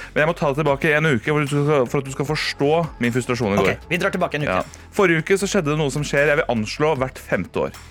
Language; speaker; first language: Norwegian; native; Norwegian